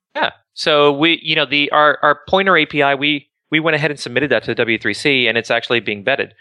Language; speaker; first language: English; native; English